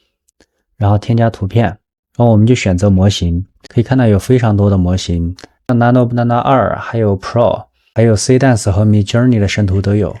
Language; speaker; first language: Chinese; native; Chinese